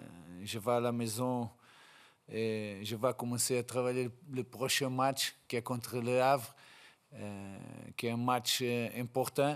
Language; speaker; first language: French; non-native, fluent; Portuguese